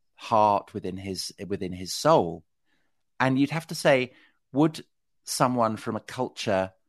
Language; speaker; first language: English; native; English